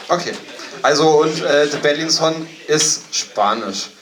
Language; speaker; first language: German; native; German